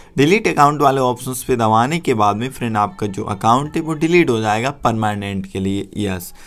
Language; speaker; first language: Hindi; native; Hindi